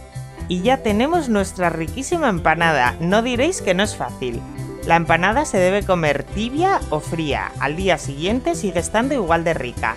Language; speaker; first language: Spanish; native; Spanish